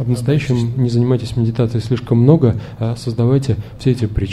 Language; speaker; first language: Russian; native; Russian